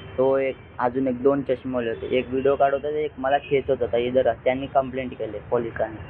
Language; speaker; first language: Marathi; native; Marathi